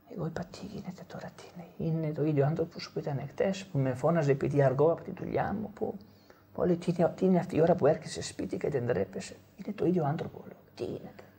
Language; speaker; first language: Greek; non-native, fluent; Italian